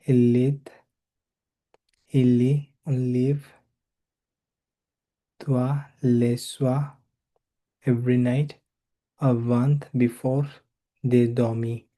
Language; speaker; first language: French; non-native, learner; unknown